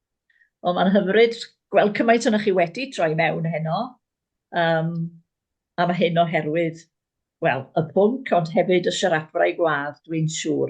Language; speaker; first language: Welsh; native; Welsh